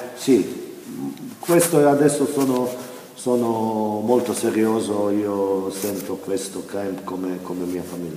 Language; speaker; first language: Italian; non-native, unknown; Croatian